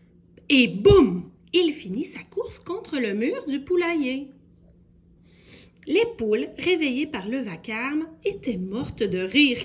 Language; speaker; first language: French; native; French